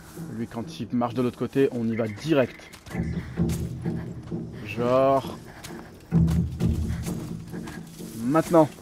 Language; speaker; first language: French; native; French